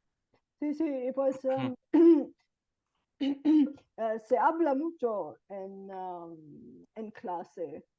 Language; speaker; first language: Spanish; non-native, fluent; Bulgarian